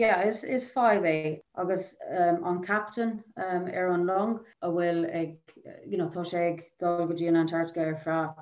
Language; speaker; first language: Irish; non-native, local second language; English